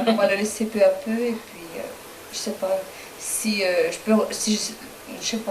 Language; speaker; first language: French; non-native, fluent; Spanish